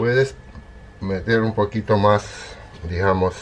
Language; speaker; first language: Spanish; non-native, fluent; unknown